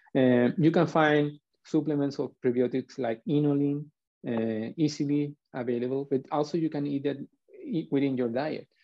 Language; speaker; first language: English; non-native, fluent; Spanish